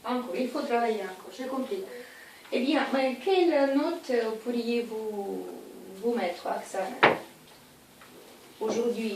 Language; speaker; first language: French; non-native, fluent; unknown